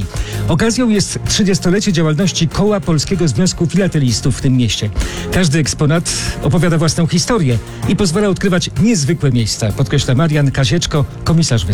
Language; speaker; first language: Polish; native; Polish